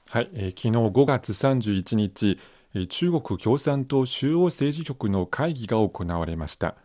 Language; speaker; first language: Japanese; non-native, fluent; Chinese